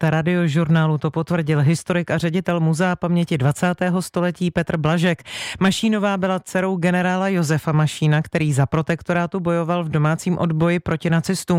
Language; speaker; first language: Czech; native; Czech